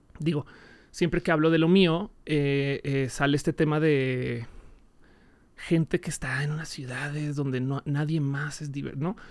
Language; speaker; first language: Spanish; native; Spanish